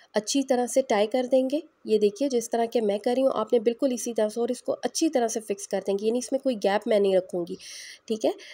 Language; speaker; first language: Hindi; native; Hindi